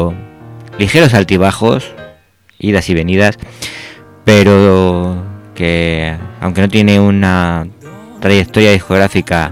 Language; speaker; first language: Spanish; native; Spanish